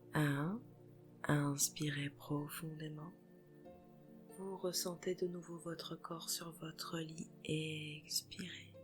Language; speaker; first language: French; native; French